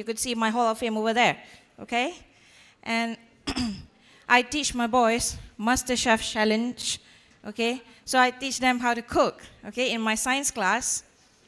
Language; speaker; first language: English; non-native, local second language; Malay